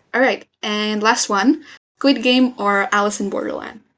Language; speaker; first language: English; non-native, local second language; Nepali